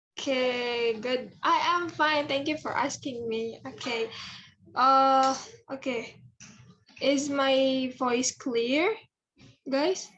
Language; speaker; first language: English; non-native, fluent; Indonesian